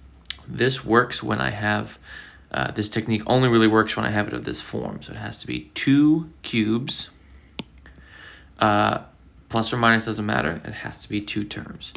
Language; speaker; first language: English; native; English